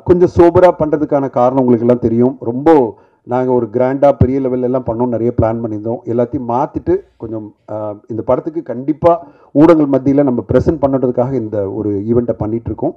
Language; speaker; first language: Tamil; native; Tamil